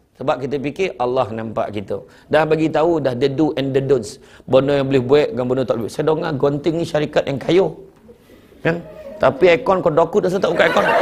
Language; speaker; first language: Malay; native; Malay